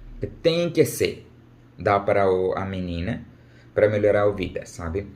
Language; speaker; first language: Portuguese; non-native, learner; Urdu